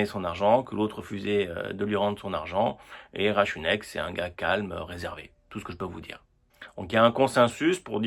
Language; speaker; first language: French; native; French